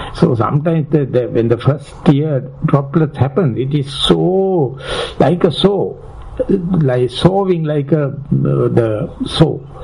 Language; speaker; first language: English; non-native, local second language; Sinhala